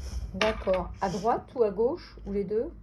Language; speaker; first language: French; native; French